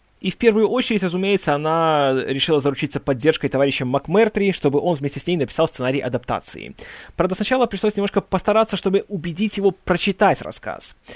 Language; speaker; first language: Russian; native; Russian